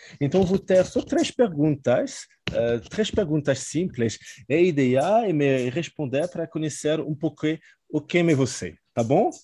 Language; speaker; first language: Portuguese; non-native, fluent; French